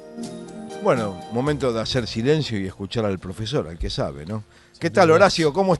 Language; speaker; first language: Spanish; native; Spanish